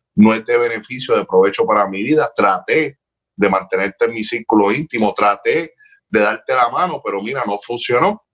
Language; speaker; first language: Spanish; early bilingual, heritage; Spanish